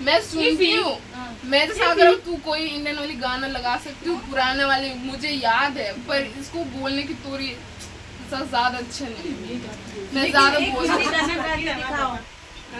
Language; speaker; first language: Hindi; early bilingual, other home language; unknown